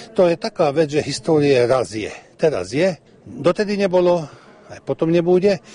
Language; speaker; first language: Slovak; early bilingual, heritage; Slovak